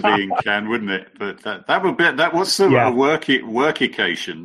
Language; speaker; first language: English; native; English